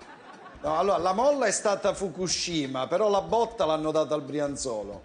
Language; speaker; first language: Italian; native; Italian